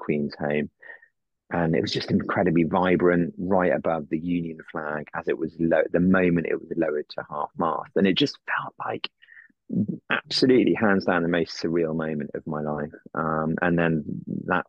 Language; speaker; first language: English; native; English